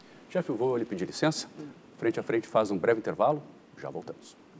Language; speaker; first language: Portuguese; native; Portuguese